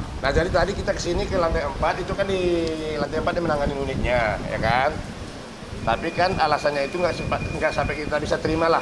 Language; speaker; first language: Indonesian; native; Indonesian